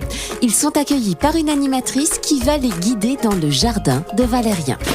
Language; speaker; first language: French; native; French